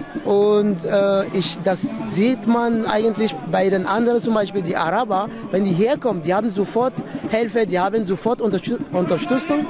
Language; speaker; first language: German; non-native, fluent; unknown